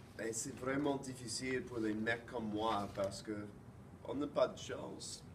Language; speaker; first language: French; non-native, learner; English